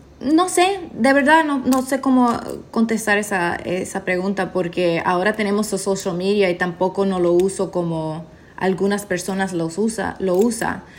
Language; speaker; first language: Spanish; early bilingual, heritage; Spanish